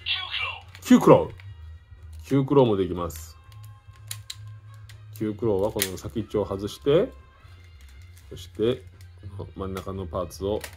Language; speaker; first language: Japanese; native; Japanese